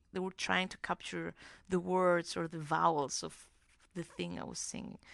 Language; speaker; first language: English; non-native, fluent; Greek